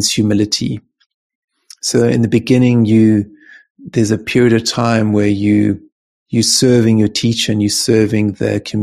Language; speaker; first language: English; native; English